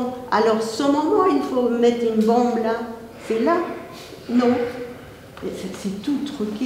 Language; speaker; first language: French; non-native, fluent; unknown